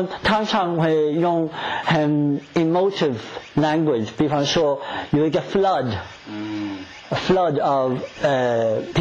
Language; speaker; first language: Chinese; non-native, fluent; English